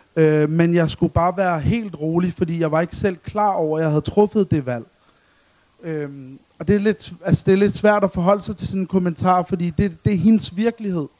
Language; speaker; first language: Danish; early bilingual, other home language; Arabic